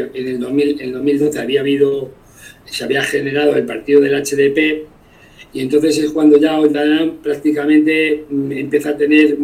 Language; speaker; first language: Spanish; native; Spanish